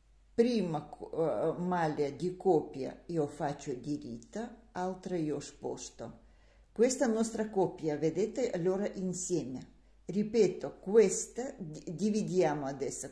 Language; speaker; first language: Italian; non-native, learner; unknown